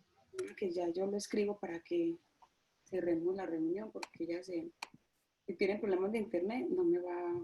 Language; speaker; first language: Spanish; native; Spanish